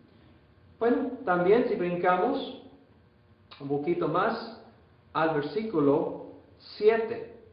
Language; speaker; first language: Spanish; non-native, fluent; English